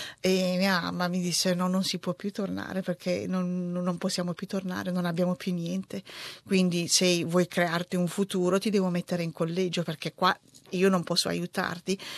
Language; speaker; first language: Italian; early bilingual, other home language; Tigrinya